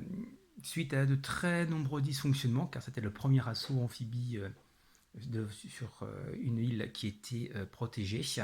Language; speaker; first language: French; native; French